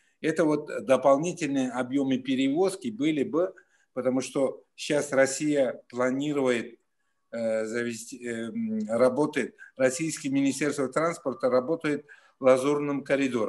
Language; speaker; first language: Russian; non-native, fluent; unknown